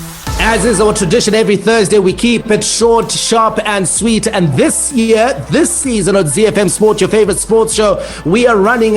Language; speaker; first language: English; native; English